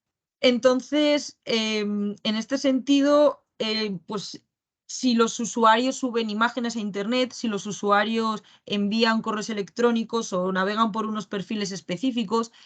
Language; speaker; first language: Spanish; native; Spanish